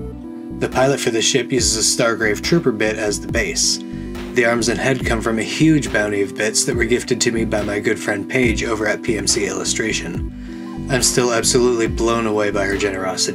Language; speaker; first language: English; native; English